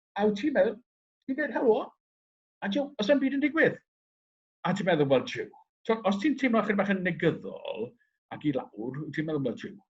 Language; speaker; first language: Welsh; native; Welsh